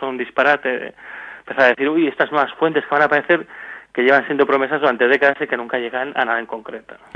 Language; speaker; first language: Spanish; native; Spanish